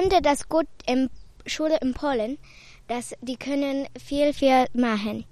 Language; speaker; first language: German; non-native, learner; Polish